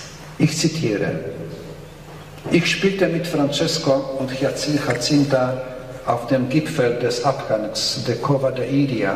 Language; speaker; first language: German; non-native, fluent; Polish